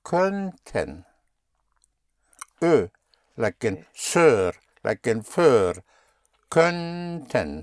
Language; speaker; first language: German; non-native, fluent; English